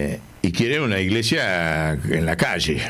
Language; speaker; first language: Spanish; native; Spanish